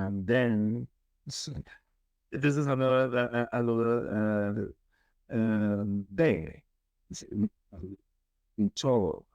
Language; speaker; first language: English; non-native, learner; Spanish